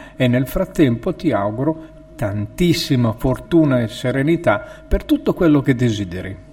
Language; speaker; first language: Italian; native; Italian